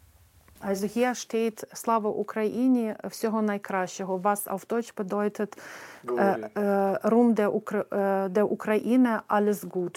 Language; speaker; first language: German; non-native, fluent; Ukrainian